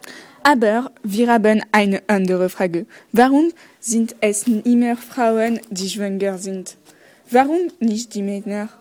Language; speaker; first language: German; non-native, learner; French